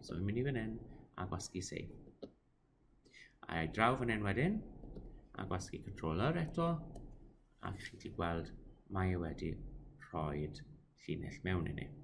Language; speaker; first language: Welsh; non-native, local second language; English